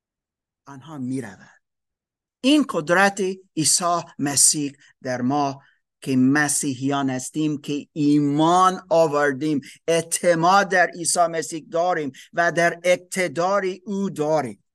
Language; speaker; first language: Persian; non-native, learner; English